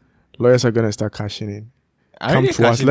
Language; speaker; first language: English; non-native, local second language; Akan